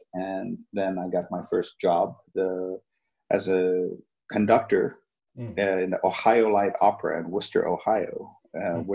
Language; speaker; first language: English; native; English